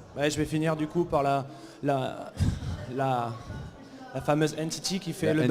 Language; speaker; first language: French; native; French